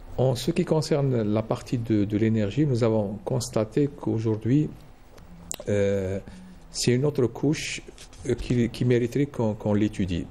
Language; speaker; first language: French; non-native, local second language; Arabic